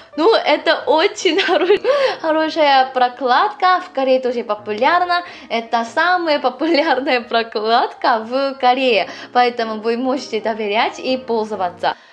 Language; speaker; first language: Russian; non-native, fluent; Korean